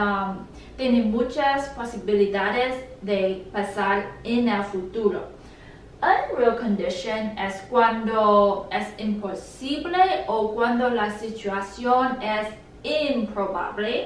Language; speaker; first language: Spanish; non-native, learner; English